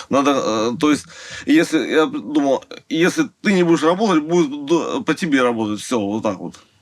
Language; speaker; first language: Russian; native; Russian